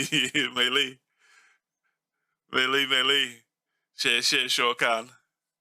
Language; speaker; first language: Chinese; non-native, learner; English